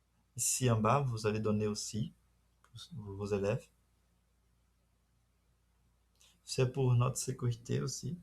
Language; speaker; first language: French; non-native, fluent; Portuguese